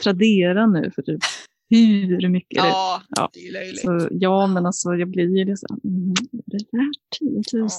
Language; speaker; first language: Swedish; native; Swedish